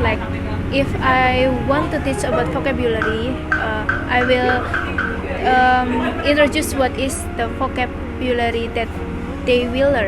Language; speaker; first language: English; non-native, learner; Indonesian